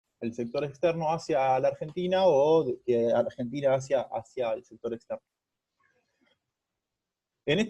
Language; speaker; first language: Spanish; native; Spanish